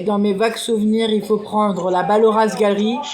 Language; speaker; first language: French; native; French